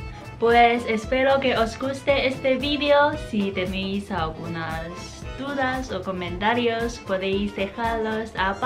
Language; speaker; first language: Spanish; non-native, fluent; Chinese